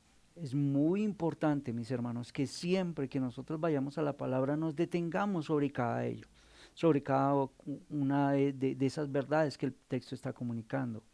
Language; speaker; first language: Spanish; native; Spanish